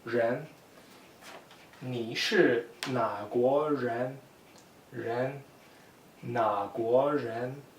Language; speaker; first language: Chinese; non-native, fluent; English